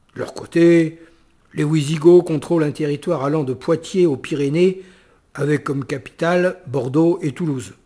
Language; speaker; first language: French; native; French